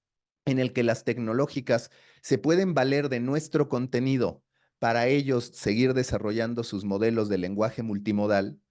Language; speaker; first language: Spanish; native; Spanish